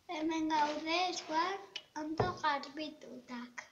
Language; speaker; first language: Basque; non-native, local second language; Spanish